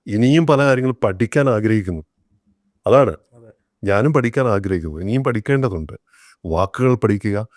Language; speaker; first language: Malayalam; native; Malayalam